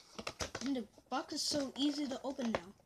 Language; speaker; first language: English; native; English